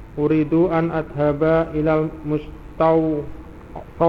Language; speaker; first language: Arabic; non-native, learner; Indonesian